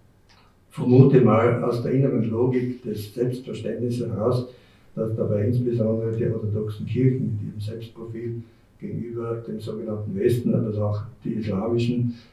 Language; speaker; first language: German; native; German